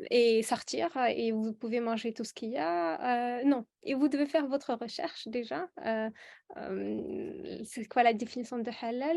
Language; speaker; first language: French; non-native, local second language; Arabic